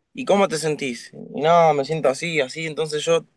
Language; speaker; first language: Spanish; native; Spanish